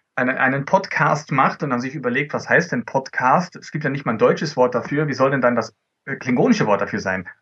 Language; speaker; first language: German; early bilingual, other home language; Dutch